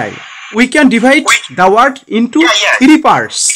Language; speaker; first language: English; non-native, learner; Bangla